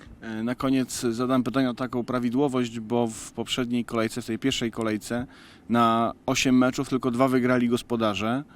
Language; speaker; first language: Polish; native; Polish